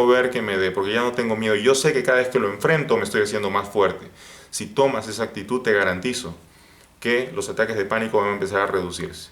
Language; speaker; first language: Spanish; native; Spanish